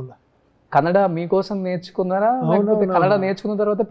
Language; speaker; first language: Telugu; native; Telugu